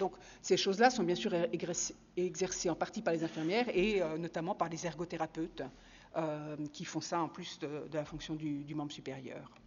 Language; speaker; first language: French; native; French